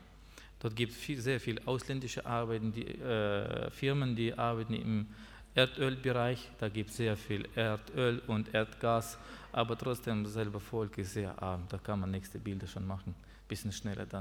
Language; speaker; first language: German; non-native, learner; Russian